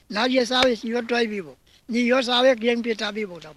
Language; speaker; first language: Spanish; non-native, learner; Haitian Creole